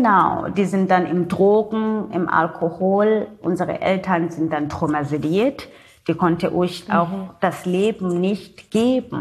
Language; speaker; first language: German; non-native, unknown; Zulu